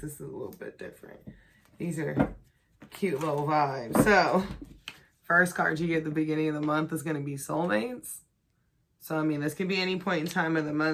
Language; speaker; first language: English; native; English